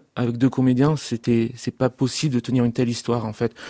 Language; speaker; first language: French; native; French